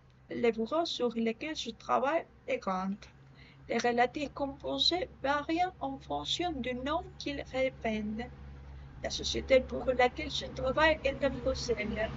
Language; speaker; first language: French; non-native, learner; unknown